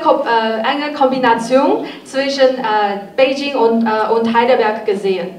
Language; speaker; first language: German; non-native, fluent; Chinese